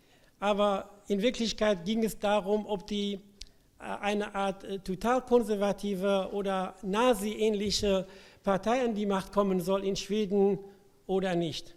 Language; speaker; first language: German; early bilingual, other home language; Central Kurdish